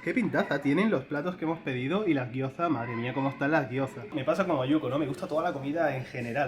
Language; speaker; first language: Spanish; native; Spanish